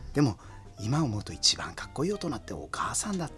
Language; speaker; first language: Japanese; native; Japanese